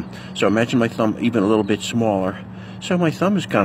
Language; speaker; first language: English; native; English